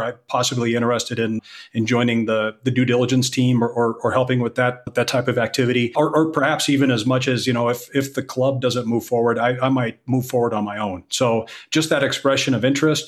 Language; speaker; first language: English; native; English